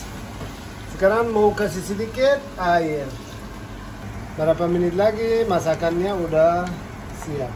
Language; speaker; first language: Indonesian; non-native, learner; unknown